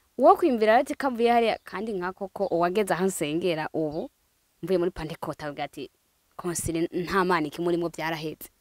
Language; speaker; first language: Rundi; native; Rundi